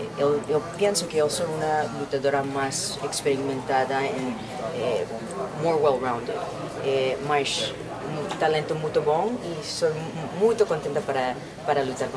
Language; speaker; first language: Portuguese; non-native, learner; Spanish